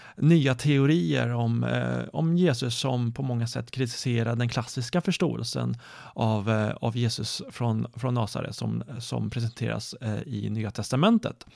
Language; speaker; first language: Swedish; native; Swedish